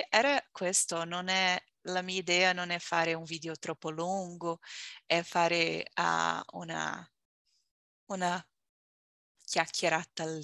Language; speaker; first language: Italian; non-native, learner; Portuguese